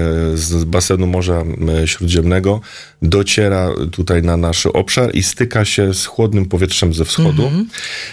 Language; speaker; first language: Polish; native; Polish